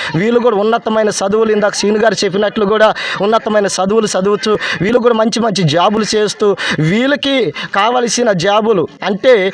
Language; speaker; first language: Telugu; non-native, local second language; Koya